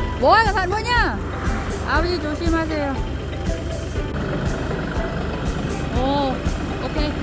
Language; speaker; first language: Korean; non-native, learner; Vietnamese